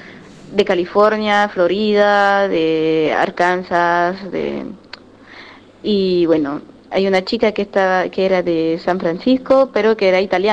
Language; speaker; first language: Spanish; non-native, fluent; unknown